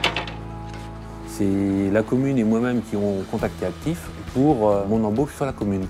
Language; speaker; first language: French; native; French